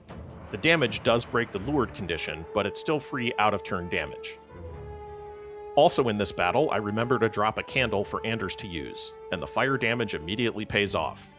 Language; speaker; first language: English; native; English